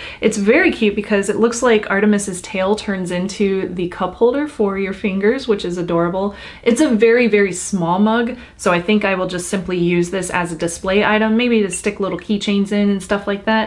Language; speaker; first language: English; native; English